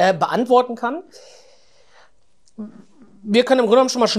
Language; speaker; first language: German; native; German